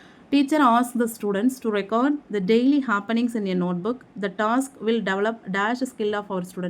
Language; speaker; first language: English; non-native, local second language; Tamil